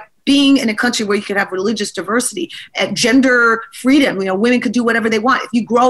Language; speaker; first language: English; native; English